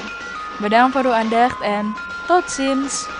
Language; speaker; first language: Dutch; non-native, fluent; Indonesian